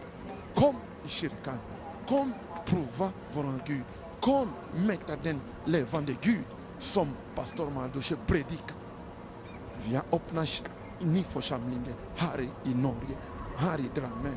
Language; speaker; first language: Swedish; non-native, learner; Lingala